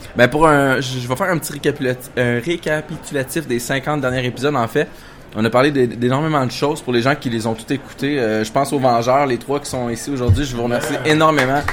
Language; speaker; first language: French; native; French